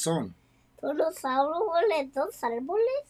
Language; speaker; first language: Spanish; early bilingual, heritage; Spanish